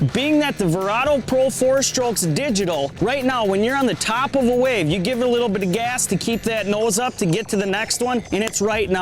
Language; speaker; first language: English; native; English